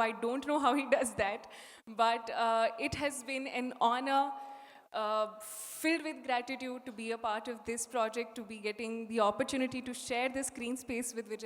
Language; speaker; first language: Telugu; non-native, learner; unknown